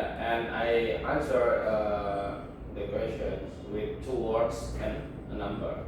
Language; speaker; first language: English; non-native, learner; Indonesian